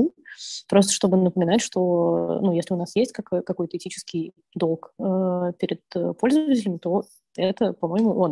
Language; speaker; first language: Russian; native; Russian